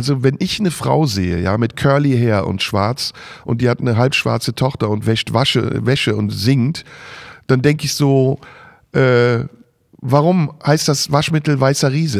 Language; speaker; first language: German; early bilingual, other home language; Turkish